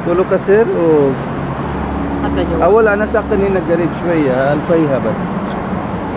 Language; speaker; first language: Arabic; non-native, learner; Filipino